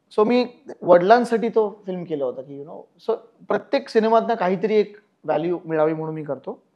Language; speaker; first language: Marathi; native; Marathi